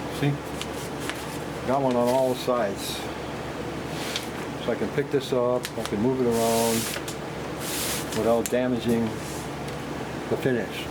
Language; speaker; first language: English; native; English